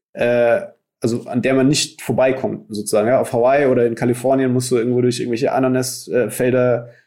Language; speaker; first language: German; native; German